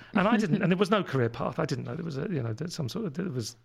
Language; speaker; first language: English; native; English